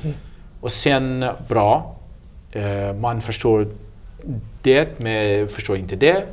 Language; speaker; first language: Swedish; non-native, learner; English